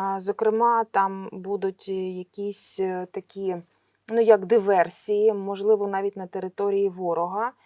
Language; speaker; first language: Ukrainian; non-native, local second language; Russian